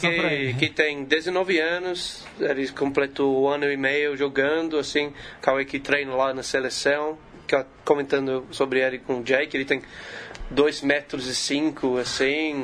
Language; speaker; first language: Portuguese; non-native, learner; English